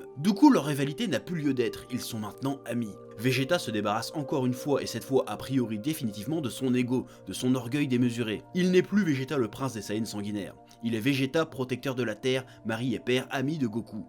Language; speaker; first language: French; native; French